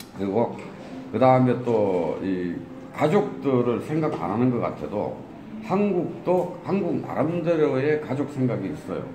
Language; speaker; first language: Korean; native; Korean